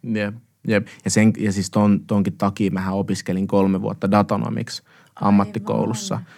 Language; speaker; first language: Finnish; early bilingual, other home language; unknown